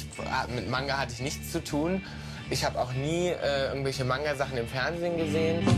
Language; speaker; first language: German; native; German